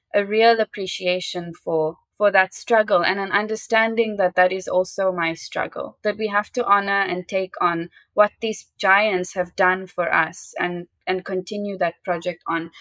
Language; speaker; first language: English; native; English